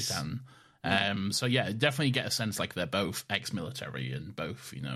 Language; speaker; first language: English; native; English